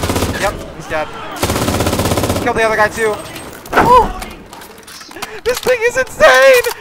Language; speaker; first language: English; native; English